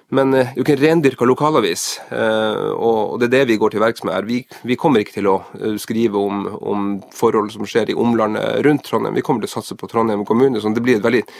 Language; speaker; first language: Norwegian; native; Norwegian